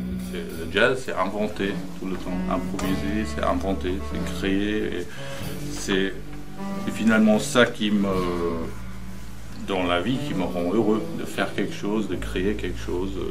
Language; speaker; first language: French; non-native, fluent; German